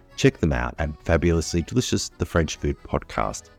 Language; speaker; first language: English; native; English